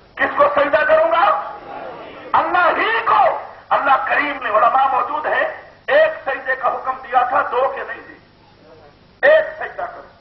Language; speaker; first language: Urdu; non-native, local second language; Sindhi